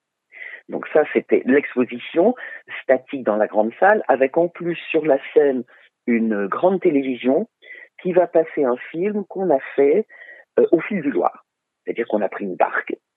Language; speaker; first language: French; native; French